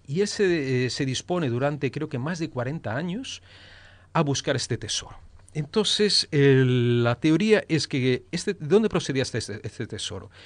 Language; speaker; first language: Spanish; early bilingual, heritage; Spanish